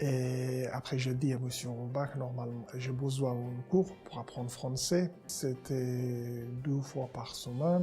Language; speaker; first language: French; non-native, learner; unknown